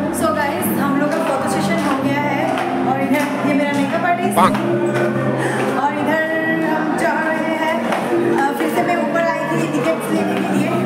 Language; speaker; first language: Hindi; non-native, local second language; Assamese